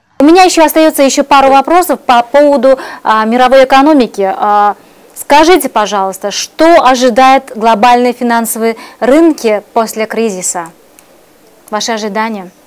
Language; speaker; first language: Russian; non-native, local second language; Uzbek